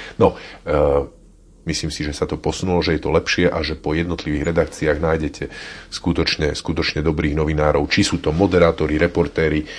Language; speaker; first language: Slovak; native; Slovak